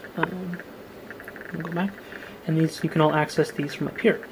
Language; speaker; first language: English; native; English